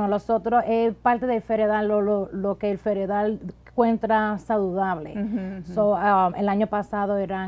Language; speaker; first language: Spanish; early bilingual, heritage; Spanish